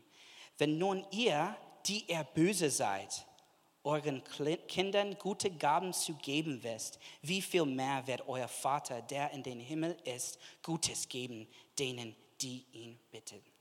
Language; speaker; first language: German; non-native, fluent; English